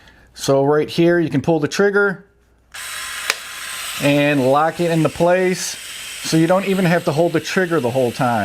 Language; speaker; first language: English; native; English